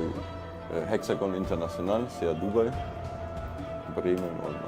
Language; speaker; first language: French; non-native, fluent; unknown